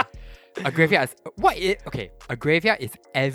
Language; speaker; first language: English; native; English